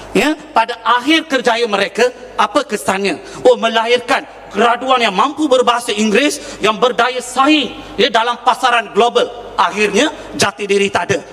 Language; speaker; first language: Malay; non-native, local second language; Tamil